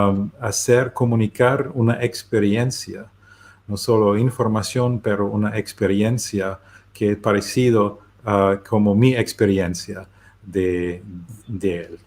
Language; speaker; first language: Spanish; non-native, learner; German